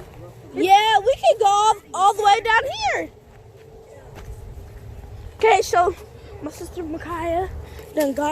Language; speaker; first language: English; native; English